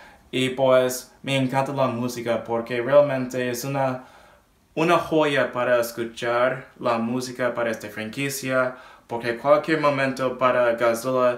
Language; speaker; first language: Spanish; non-native, learner; English